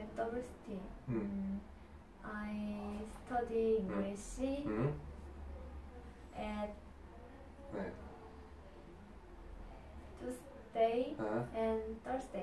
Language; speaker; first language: English; non-native, learner; Korean